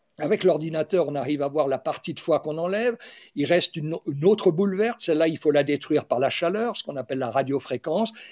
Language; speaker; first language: French; native; French